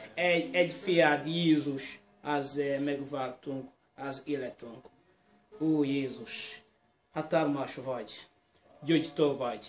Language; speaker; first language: Hungarian; non-native, learner; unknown